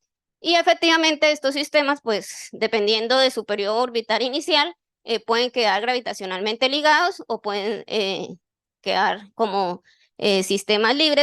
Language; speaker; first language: Spanish; native; Spanish